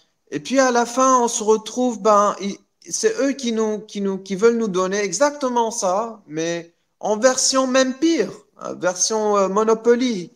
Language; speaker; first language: French; non-native, local second language; Arabic